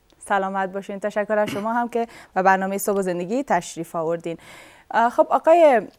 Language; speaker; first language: Persian; native; Persian